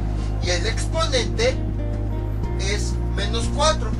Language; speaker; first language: Spanish; native; Spanish